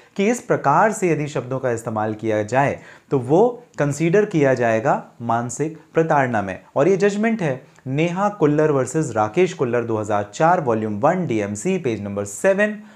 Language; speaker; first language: Hindi; native; Hindi